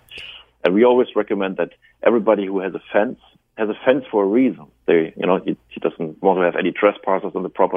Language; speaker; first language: English; non-native, fluent; German